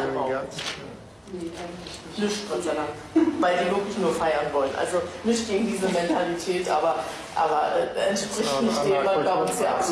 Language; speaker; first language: German; native; German